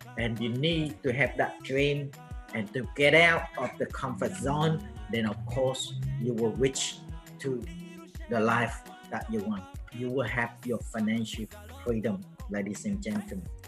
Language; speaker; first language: English; non-native, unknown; Vietnamese